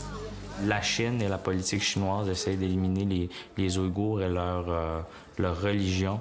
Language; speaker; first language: French; early bilingual, other home language; Uyghur